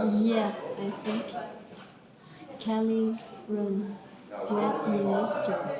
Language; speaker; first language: English; non-native, fluent; Vietnamese